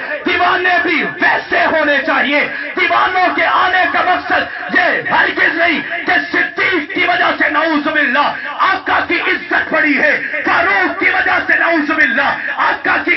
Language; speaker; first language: Urdu; non-native, local second language; Punjabi